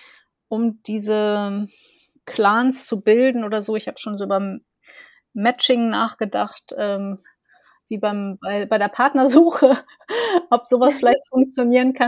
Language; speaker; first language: German; native; German